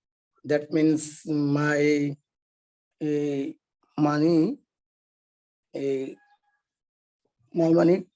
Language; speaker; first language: English; non-native, learner; Bangla